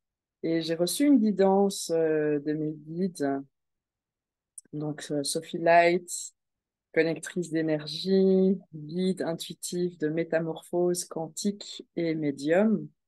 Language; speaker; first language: French; native; French